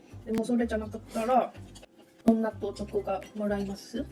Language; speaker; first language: Japanese; non-native, learner; Korean